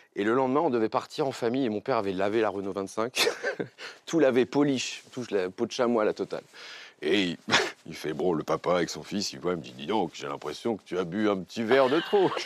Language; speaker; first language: French; native; French